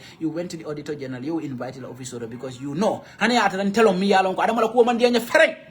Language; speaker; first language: English; non-native, local second language; Wolof